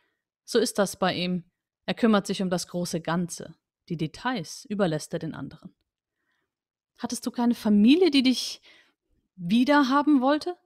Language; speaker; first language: German; native; German